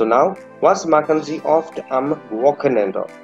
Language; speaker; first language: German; non-native, learner; Hindi